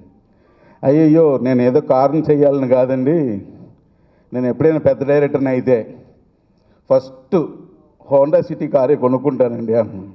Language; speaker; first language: Telugu; native; Telugu